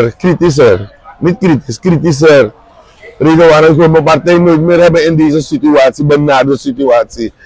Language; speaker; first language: Dutch; native; Dutch